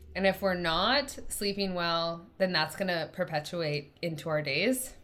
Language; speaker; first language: English; native; English